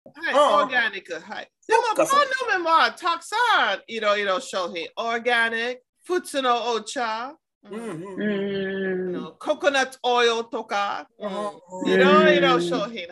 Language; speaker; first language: Japanese; non-native, learner; English